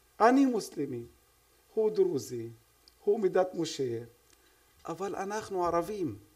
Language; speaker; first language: Hebrew; non-native, local second language; Arabic